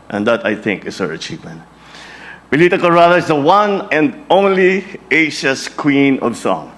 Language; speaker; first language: English; non-native, local second language; Filipino